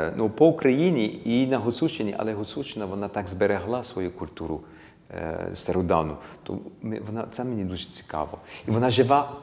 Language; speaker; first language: Ukrainian; early bilingual, heritage; Ukrainian